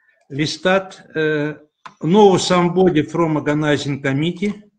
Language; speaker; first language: English; non-native, learner; Russian